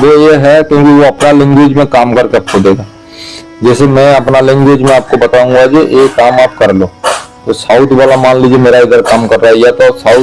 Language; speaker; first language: Hindi; non-native, local second language; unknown